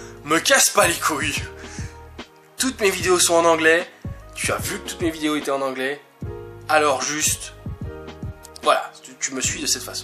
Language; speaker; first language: French; native; French